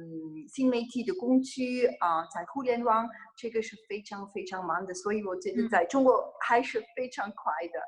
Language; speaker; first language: Chinese; non-native, fluent; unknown